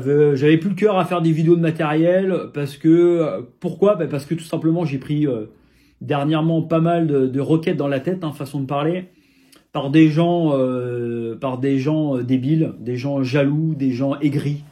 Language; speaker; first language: French; native; French